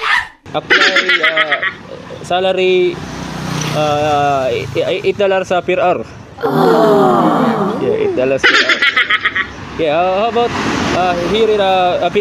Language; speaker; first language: English; non-native, local second language; Cebuano